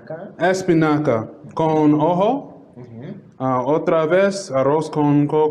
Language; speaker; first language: Spanish; non-native, learner; English